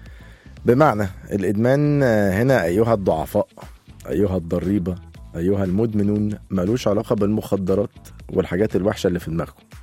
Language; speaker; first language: Arabic; native; Arabic